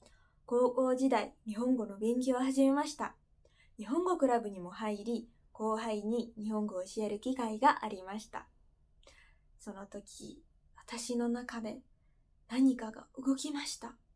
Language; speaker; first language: Japanese; non-native, fluent; Indonesian